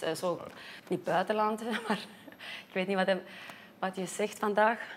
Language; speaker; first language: Dutch; non-native, fluent; Icelandic